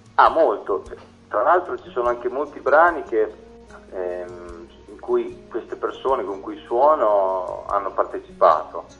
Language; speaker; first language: Italian; native; Italian